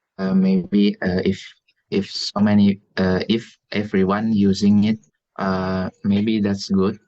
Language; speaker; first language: English; non-native, learner; Indonesian